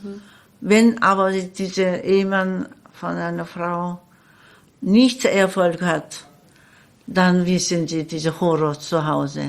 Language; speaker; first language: German; non-native, learner; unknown